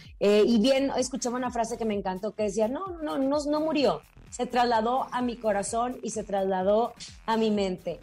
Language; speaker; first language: Spanish; native; Spanish